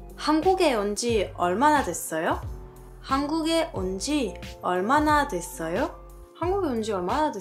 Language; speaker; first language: Korean; non-native, fluent; French